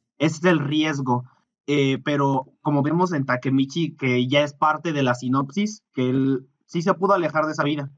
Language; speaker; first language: Spanish; native; Spanish